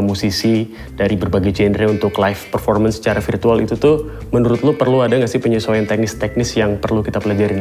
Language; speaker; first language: Indonesian; native; Indonesian